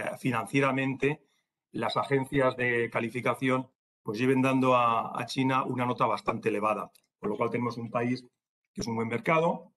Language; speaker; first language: Spanish; native; Spanish